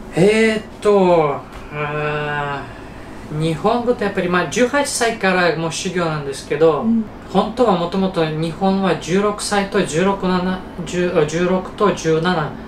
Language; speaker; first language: Japanese; non-native, fluent; Russian